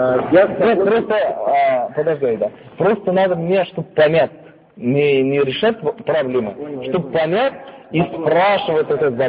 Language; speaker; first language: Russian; non-native, fluent; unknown